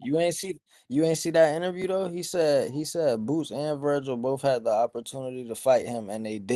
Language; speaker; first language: English; native; English